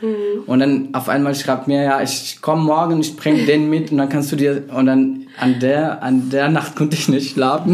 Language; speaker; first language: German; non-native, fluent; Arabic